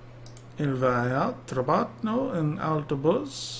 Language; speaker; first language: Spanish; non-native, learner; English